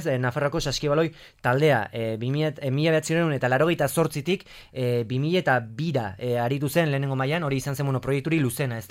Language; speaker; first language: Basque; native; Basque